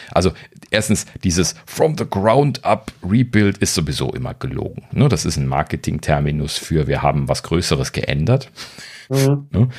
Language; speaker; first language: German; native; German